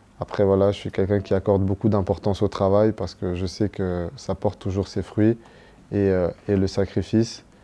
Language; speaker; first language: French; early bilingual, other home language; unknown